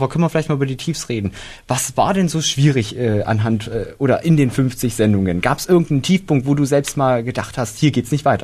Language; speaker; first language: German; native; German